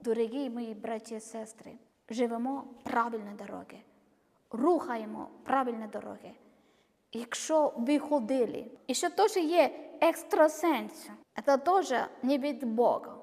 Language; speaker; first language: Ukrainian; non-native, learner; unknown